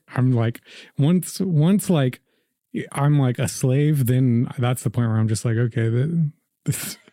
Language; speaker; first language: English; native; English